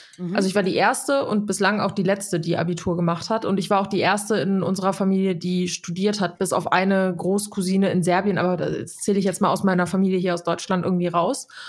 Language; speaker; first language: German; early bilingual, other home language; Serbian